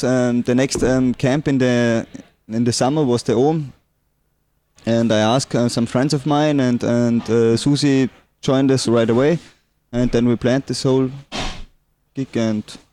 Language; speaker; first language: English; non-native, fluent; German